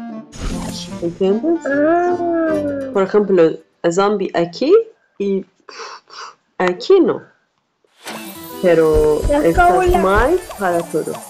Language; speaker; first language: Spanish; non-native, learner; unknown